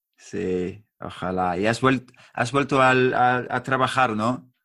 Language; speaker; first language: Spanish; non-native, learner; English